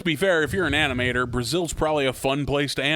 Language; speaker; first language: English; native; English